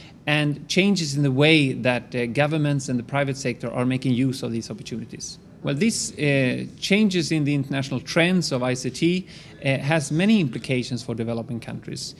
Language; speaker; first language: English; non-native, fluent; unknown